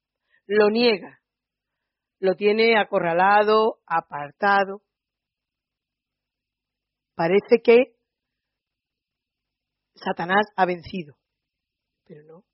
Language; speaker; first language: Spanish; native; Spanish